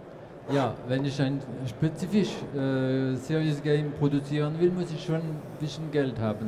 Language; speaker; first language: German; non-native, fluent; French